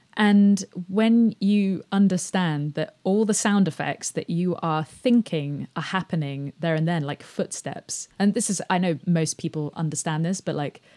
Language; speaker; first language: English; native; English